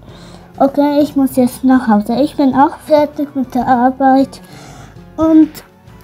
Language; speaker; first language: German; non-native, learner; Arabic